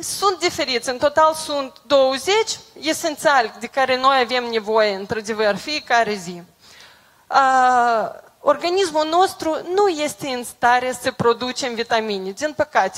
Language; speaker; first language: Romanian; non-native, local second language; Russian